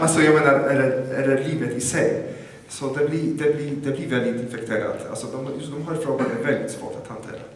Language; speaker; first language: Swedish; non-native, fluent; Polish